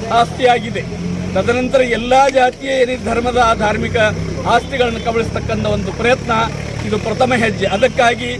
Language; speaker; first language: Kannada; non-native, local second language; Urdu